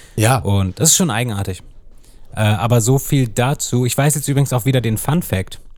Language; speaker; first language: German; native; German